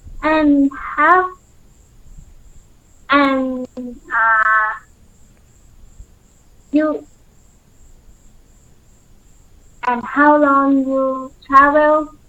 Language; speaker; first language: English; non-native, learner; Thai